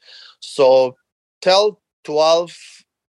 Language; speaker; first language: English; non-native, fluent; Persian